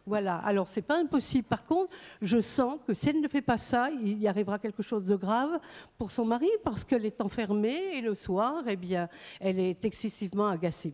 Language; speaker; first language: French; native; French